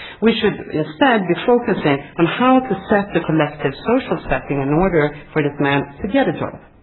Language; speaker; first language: English; non-native, fluent; Swedish